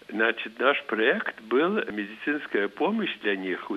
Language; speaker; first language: Russian; early bilingual, heritage; Russian